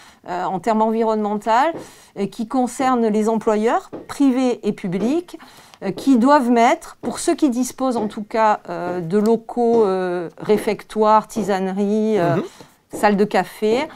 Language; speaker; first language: French; native; French